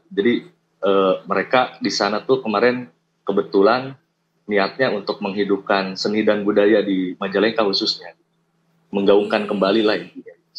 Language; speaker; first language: Indonesian; native; Indonesian